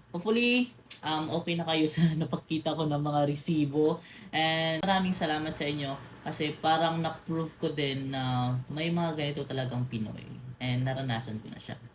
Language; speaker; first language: Filipino; non-native, local second language; Cebuano